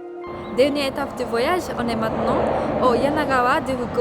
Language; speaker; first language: French; non-native, learner; Japanese